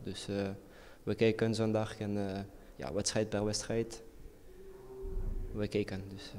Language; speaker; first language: Dutch; non-native, learner; French